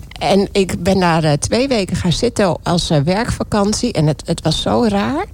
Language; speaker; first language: Dutch; native; Dutch